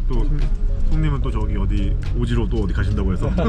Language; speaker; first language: Korean; native; Korean